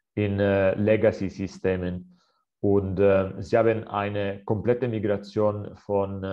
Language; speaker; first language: German; non-native, fluent; Italian